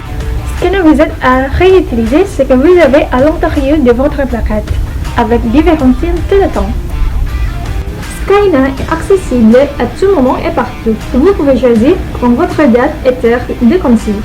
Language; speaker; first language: French; non-native, learner; Indonesian